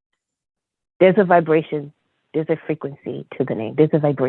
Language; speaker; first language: English; native; English